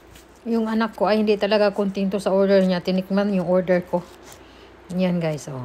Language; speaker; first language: Filipino; native; Filipino